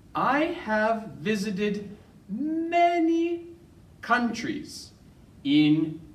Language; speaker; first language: English; native; English